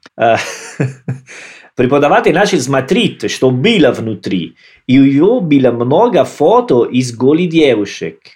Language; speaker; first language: Russian; non-native, learner; Italian